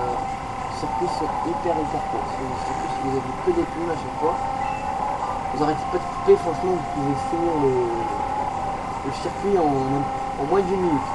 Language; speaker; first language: French; native; French